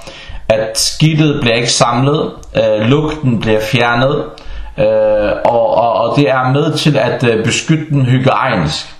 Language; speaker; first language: Danish; non-native, fluent; Arabic